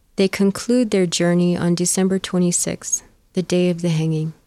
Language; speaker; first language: English; native; English